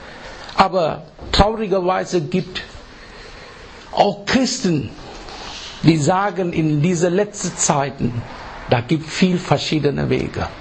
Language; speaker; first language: German; non-native, learner; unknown